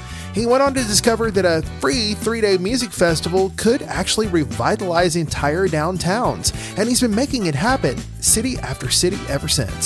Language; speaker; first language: English; native; English